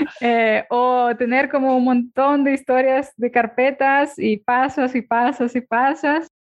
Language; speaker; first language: Spanish; non-native, fluent; Ukrainian